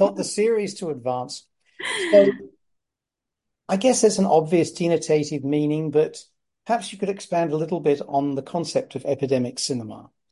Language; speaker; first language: English; native; English